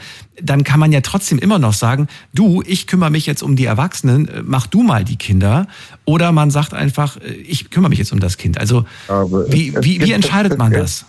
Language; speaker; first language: German; native; German